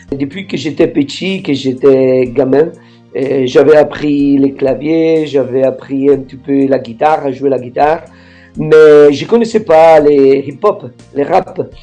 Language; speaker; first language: French; non-native, fluent; Italian